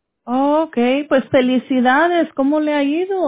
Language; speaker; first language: Spanish; early bilingual, heritage; Spanish